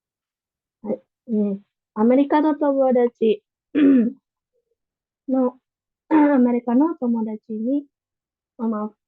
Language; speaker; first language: Japanese; non-native, fluent; Indonesian